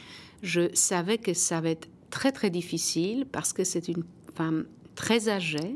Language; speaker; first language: French; non-native, fluent; Polish